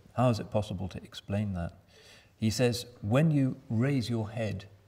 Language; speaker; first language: English; native; English